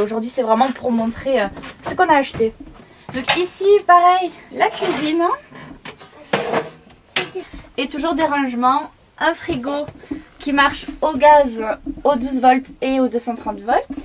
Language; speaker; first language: French; native; French